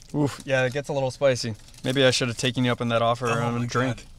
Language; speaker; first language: English; native; English